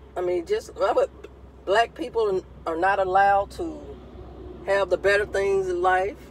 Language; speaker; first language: English; native; English